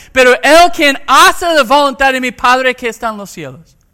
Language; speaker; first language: Spanish; non-native, fluent; English